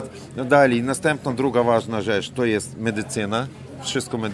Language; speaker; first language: Polish; non-native, learner; Ukrainian